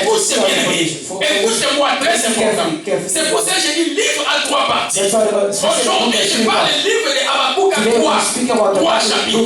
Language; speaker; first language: French; non-native, local second language; Lingala